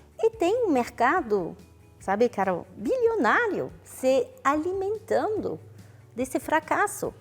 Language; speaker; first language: Portuguese; non-native, fluent; French